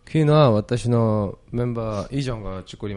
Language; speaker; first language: Japanese; non-native, learner; Korean